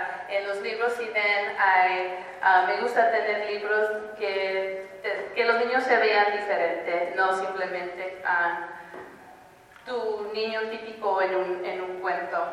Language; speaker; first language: Spanish; early bilingual, heritage; Spanish